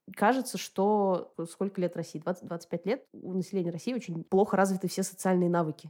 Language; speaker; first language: Russian; native; Russian